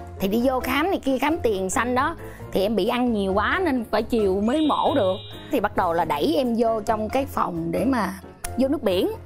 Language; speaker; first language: Vietnamese; non-native, local second language; Khmer